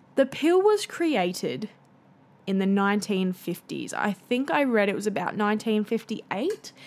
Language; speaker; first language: English; native; English